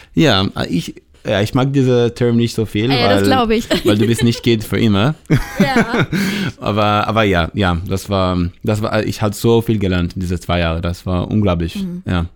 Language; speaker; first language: German; non-native, learner; Hebrew